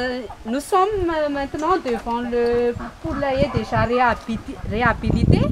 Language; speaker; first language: French; non-native, local second language; Malagasy